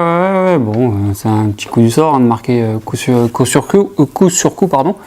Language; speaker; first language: French; native; French